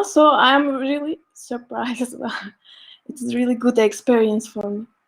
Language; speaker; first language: English; non-native, learner; Turkish